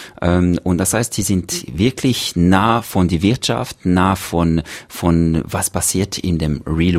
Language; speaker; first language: German; non-native, local second language; French